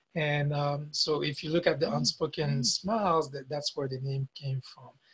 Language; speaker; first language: English; non-native, fluent; Haitian Creole